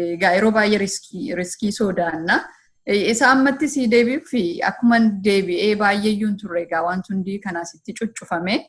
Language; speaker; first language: Oromo; early bilingual, heritage; Oromo